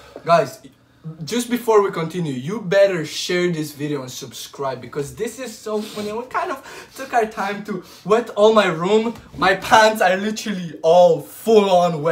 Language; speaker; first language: English; non-native, fluent; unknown